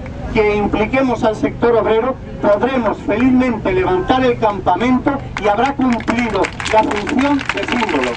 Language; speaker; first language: Spanish; native; Spanish